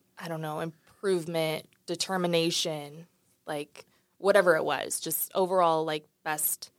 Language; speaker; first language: English; native; English